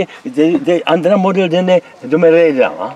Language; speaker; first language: Swedish; non-native, learner; Czech